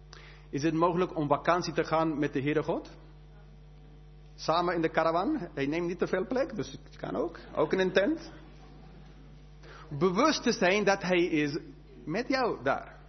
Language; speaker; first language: Dutch; non-native, fluent; English